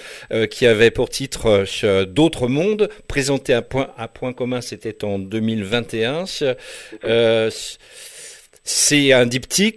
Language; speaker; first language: French; native; French